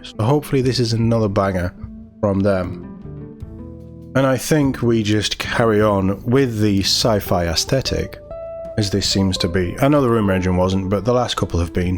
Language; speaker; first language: English; native; English